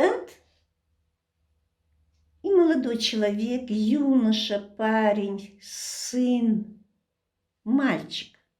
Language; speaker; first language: Russian; non-native, local second language; Chechen